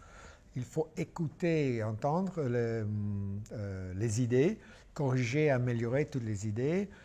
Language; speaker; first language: French; non-native, fluent; English